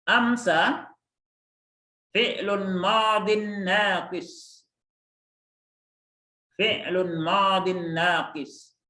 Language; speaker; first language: Arabic; non-native, fluent; Indonesian